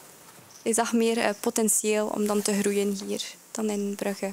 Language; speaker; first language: Dutch; early bilingual, other home language; Japanese